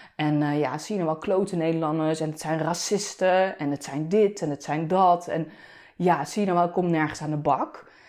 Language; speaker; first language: Dutch; early bilingual, other home language; Turkish